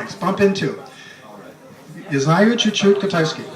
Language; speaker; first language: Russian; non-native, learner; English